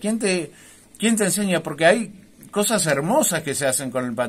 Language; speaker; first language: Spanish; native; Spanish